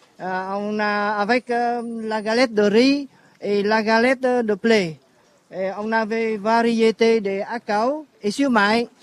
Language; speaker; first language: French; non-native, learner; Vietnamese